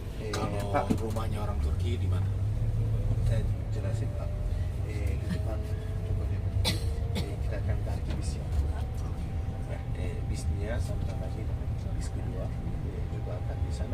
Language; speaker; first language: Indonesian; non-native, fluent; Turkish